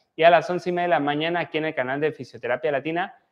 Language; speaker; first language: Spanish; native; Spanish